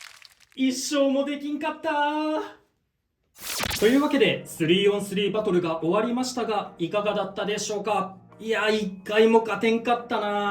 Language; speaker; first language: Japanese; native; Japanese